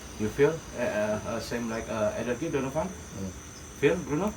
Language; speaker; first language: English; non-native, learner; Indonesian